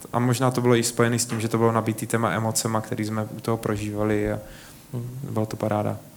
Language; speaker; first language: Czech; native; Czech